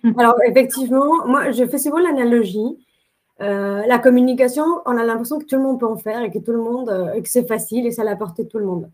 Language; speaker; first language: French; non-native, fluent; Spanish